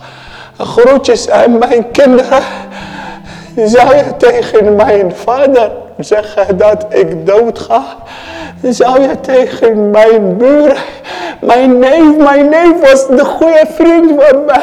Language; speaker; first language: Dutch; non-native, learner; Arabic